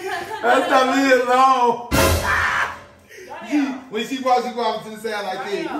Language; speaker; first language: English; native; English